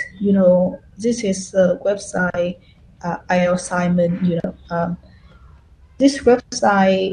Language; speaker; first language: English; non-native, learner; Vietnamese